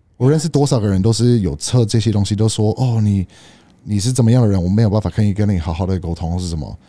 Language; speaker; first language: Chinese; non-native, fluent; English